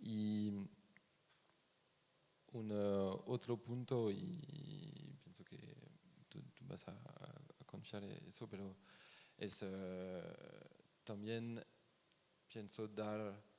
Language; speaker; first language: Spanish; non-native, fluent; French